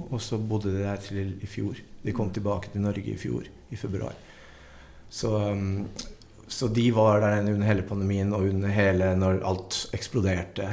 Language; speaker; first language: Norwegian; early bilingual, other home language; Spanish